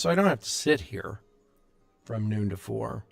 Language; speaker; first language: English; native; English